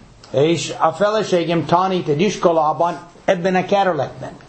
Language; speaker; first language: Hungarian; non-native, fluent; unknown